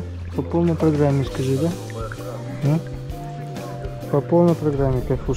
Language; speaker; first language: Russian; native; Russian